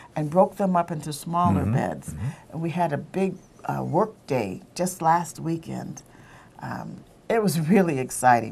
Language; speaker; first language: English; native; English